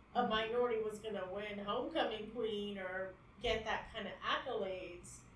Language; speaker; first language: English; native; English